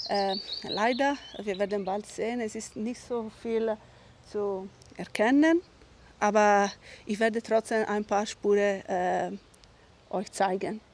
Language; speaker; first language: German; non-native, fluent; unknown